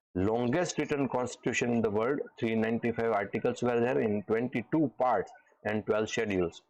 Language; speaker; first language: English; non-native, local second language; Gujarati